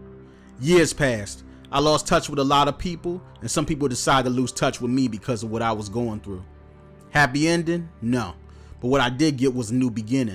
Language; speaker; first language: English; native; English